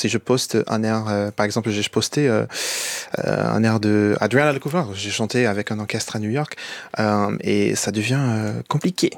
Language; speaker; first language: French; non-native, fluent; English